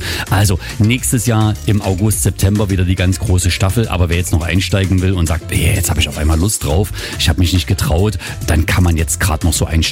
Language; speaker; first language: German; native; German